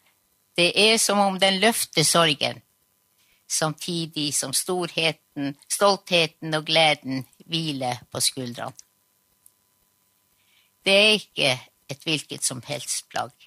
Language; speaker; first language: Norwegian; non-native, local second language; Northern Sami